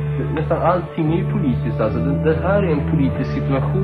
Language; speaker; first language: Swedish; native; Swedish